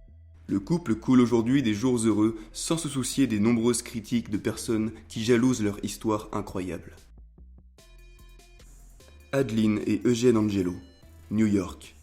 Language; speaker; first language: French; native; French